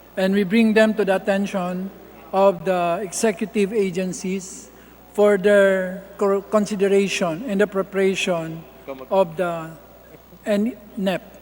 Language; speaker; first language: English; non-native, local second language; Filipino